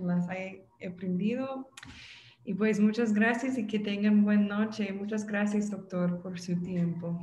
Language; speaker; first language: Spanish; non-native, fluent; English